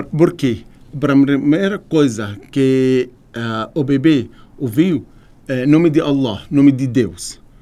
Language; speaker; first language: Portuguese; non-native, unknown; Arabic